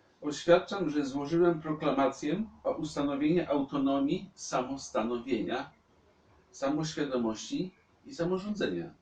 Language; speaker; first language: Polish; native; Polish